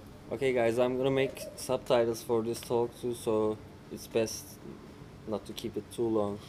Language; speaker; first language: English; non-native, fluent; Turkish